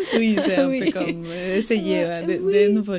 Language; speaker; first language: French; non-native, fluent; Spanish